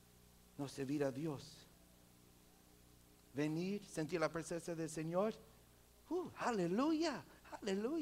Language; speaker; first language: Spanish; non-native, local second language; English